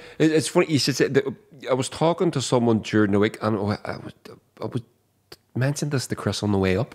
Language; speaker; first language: English; native; English